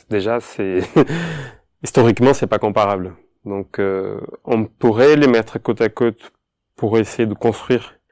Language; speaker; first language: French; non-native, fluent; Portuguese